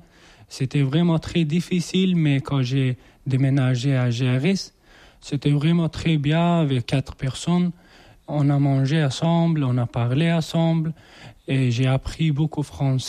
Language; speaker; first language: French; non-native, learner; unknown